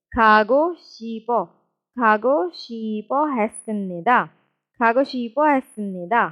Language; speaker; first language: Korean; non-native, fluent; Urdu